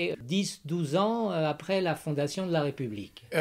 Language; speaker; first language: French; native; French